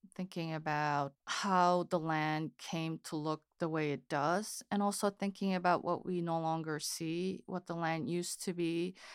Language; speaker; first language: English; non-native, fluent; Korean